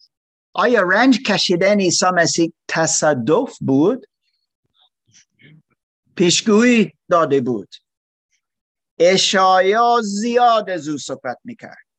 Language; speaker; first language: Persian; non-native, learner; English